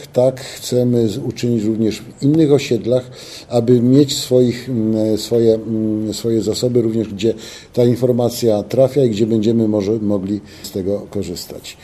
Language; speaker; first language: Polish; native; Polish